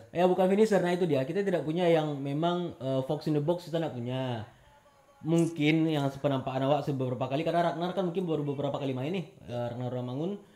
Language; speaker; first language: Indonesian; non-native, local second language; Minangkabau